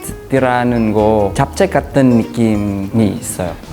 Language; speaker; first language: Korean; non-native, fluent; Filipino